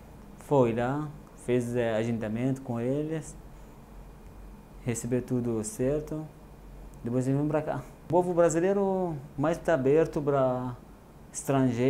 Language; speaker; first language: Portuguese; non-native, learner; Arabic